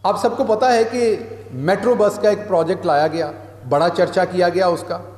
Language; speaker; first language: Urdu; non-native, local second language; Punjabi